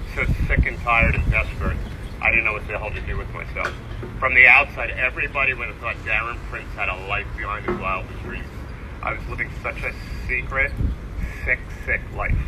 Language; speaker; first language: English; native; English